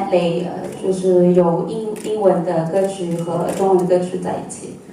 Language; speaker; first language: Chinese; non-native, local second language; Malay